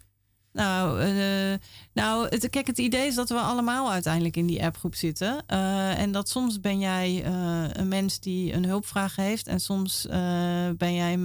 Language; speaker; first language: Dutch; native; Dutch